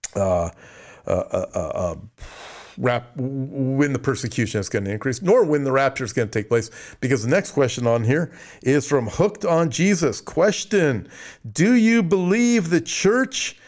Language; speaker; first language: English; native; English